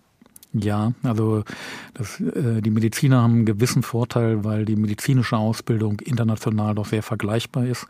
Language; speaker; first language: German; native; German